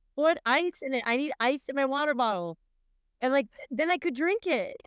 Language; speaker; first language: English; native; English